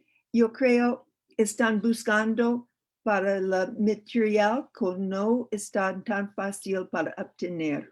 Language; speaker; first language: Spanish; non-native, learner; English